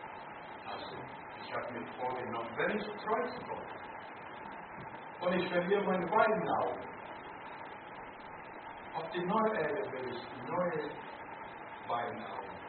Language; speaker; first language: German; non-native, learner; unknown